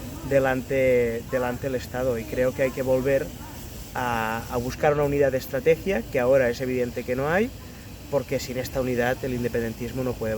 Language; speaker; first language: Spanish; non-native, local second language; Catalan